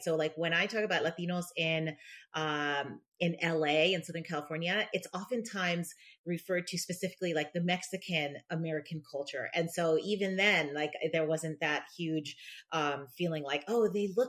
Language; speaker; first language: English; early bilingual, other home language; Spanish